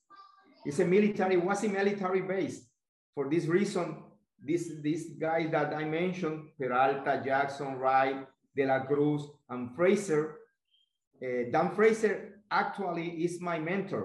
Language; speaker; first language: English; non-native, learner; Spanish